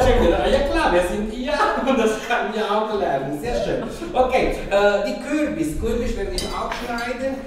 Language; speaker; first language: German; non-native, fluent; Italian